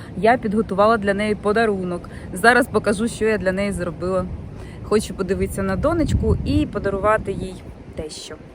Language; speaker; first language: Ukrainian; native; Ukrainian